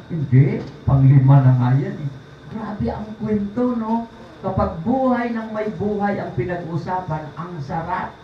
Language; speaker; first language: Filipino; non-native, local second language; Cebuano